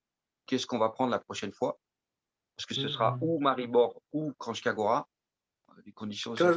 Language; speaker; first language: French; native; French